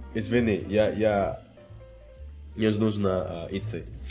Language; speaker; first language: Russian; non-native, learner; Indonesian